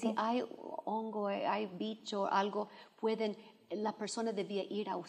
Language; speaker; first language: Spanish; non-native, fluent; English